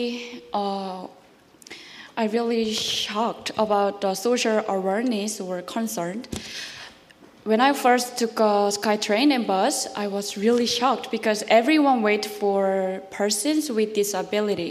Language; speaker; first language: English; non-native, learner; Korean